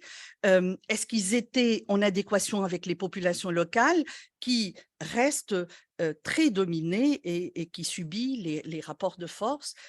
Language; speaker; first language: French; non-native, local second language; Arabic